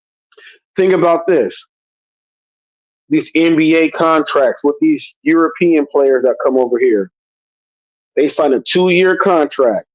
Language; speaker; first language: English; native; English